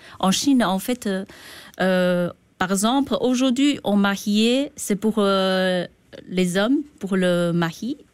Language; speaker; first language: French; non-native, learner; Chinese